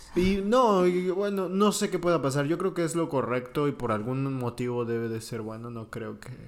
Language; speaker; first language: Spanish; native; Spanish